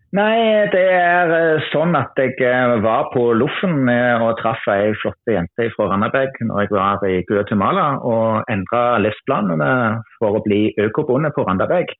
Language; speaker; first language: Norwegian; non-native, fluent; German